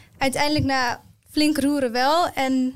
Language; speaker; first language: Dutch; native; Dutch